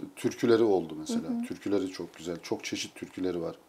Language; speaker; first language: Turkish; native; Turkish